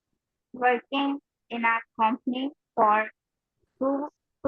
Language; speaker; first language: English; non-native, learner; Urdu